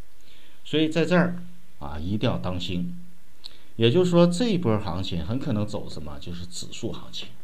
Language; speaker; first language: Chinese; native; Chinese